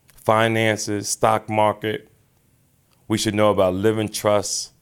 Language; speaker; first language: English; native; English